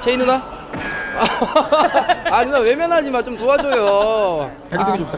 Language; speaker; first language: Korean; native; Korean